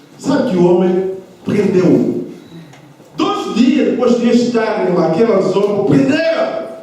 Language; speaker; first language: Portuguese; non-native, fluent; Lingala